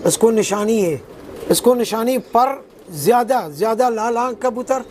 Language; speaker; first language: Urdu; non-native, learner; Arabic